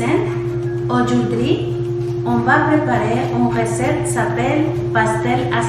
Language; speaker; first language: French; non-native, learner; Spanish